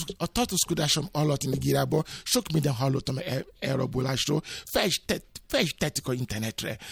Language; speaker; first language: Hungarian; non-native, learner; Yoruba